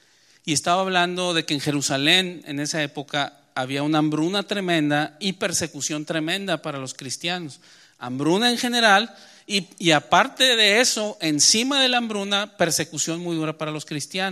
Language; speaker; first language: Spanish; native; Spanish